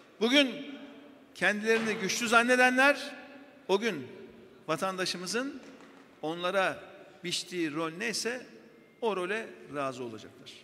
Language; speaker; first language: Turkish; native; Turkish